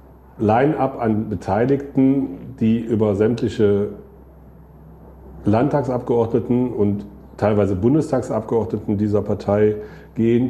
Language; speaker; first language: German; native; German